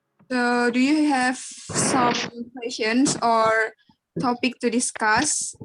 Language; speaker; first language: English; non-native, learner; Indonesian